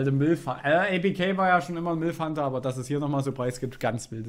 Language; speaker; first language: German; native; German